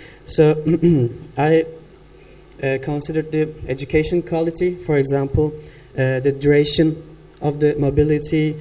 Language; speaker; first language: English; non-native, fluent; Turkish